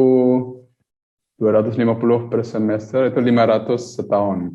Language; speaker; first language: Indonesian; early bilingual, heritage; German